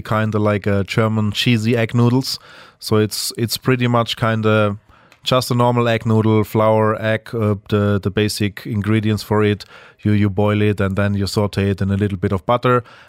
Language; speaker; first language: English; non-native, fluent; German